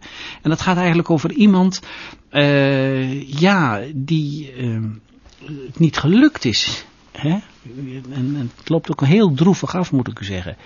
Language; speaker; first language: Dutch; native; Dutch